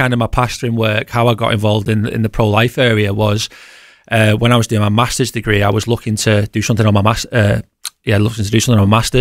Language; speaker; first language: English; native; English